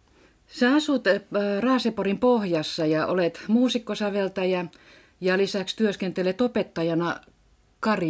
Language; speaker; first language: Finnish; native; Finnish